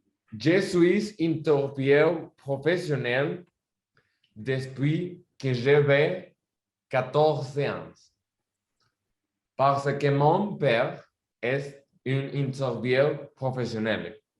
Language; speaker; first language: French; non-native, learner; Spanish